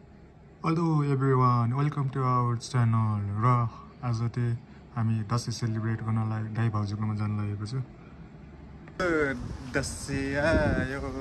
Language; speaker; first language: Nepali; native; Nepali